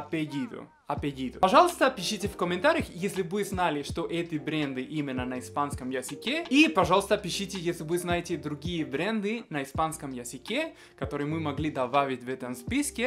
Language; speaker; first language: Russian; non-native, fluent; Spanish